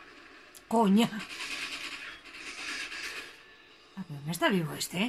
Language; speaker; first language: Spanish; native; Spanish